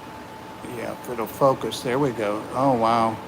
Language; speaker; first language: English; native; English